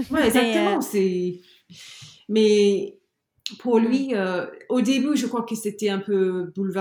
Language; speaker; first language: French; non-native, learner; English